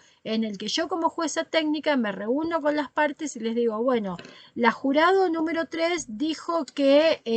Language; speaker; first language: Spanish; native; Spanish